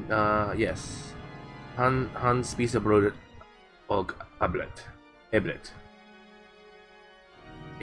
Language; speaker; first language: Danish; non-native, learner; English